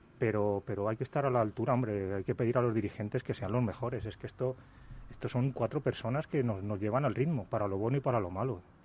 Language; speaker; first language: Spanish; native; Spanish